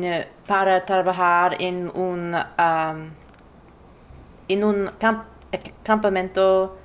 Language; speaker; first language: Spanish; non-native, learner; English